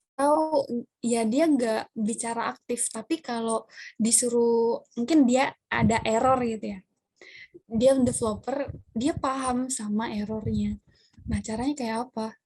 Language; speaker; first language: Indonesian; non-native, local second language; Madurese